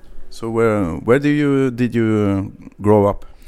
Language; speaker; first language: English; non-native, fluent; Norwegian